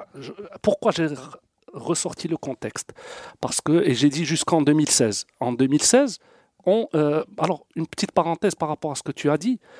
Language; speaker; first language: French; non-native, local second language; Arabic